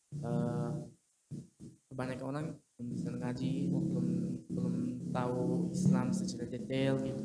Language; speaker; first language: Indonesian; non-native, fluent; Uzbek